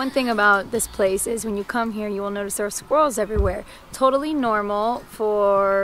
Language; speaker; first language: English; native; English